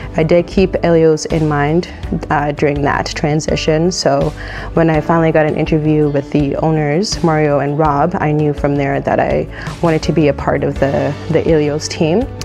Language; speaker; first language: English; native; English